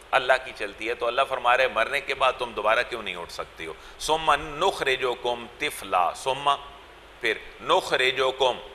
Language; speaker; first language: Urdu; non-native, local second language; Punjabi